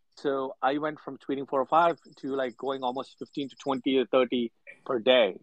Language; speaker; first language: English; non-native, local second language; Telugu